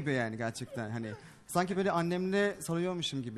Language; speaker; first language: Turkish; non-native, fluent; English